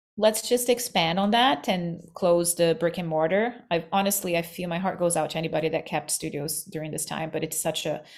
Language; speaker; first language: English; non-native, fluent; Portuguese